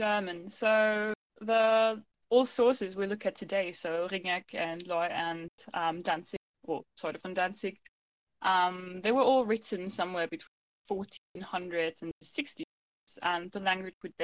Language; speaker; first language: English; non-native, fluent; German